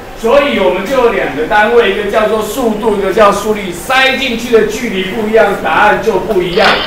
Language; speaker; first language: Chinese; native; Chinese